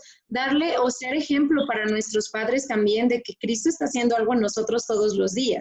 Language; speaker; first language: Spanish; native; Spanish